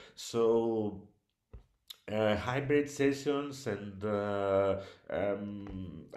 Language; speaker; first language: English; non-native, learner; Greek